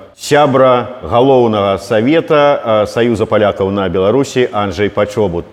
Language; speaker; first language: Belarusian; native; Belarusian